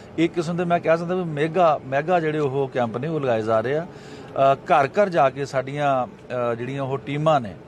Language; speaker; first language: Punjabi; native; Punjabi